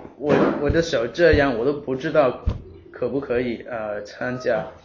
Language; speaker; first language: Chinese; non-native, local second language; Cantonese